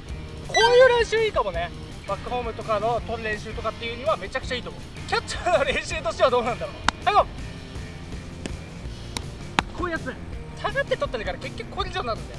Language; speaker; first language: Japanese; native; Japanese